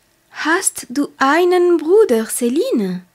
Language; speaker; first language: German; non-native, fluent; French